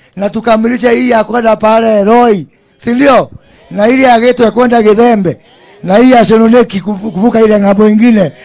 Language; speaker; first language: Swahili; non-native, local second language; Kikuyu